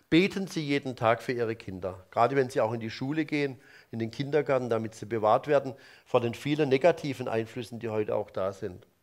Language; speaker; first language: German; native; German